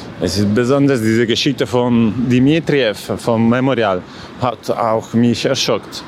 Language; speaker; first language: German; non-native, learner; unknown